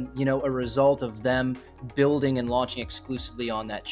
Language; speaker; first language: English; native; English